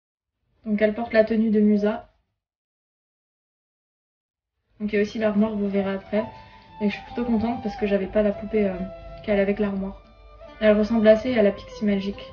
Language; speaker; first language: French; native; French